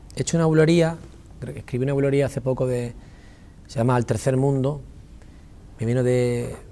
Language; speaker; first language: Spanish; native; Spanish